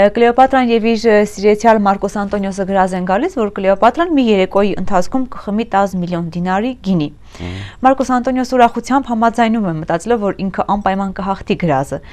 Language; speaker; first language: Armenian; native; Armenian